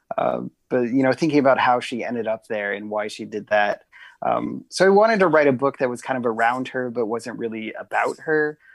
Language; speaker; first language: English; native; English